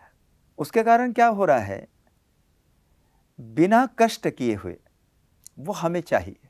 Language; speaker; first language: Hindi; native; Hindi